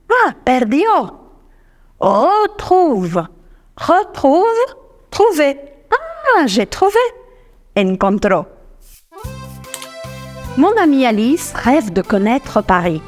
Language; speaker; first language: French; non-native, fluent; Spanish